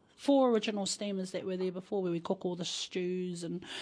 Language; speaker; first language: English; native; English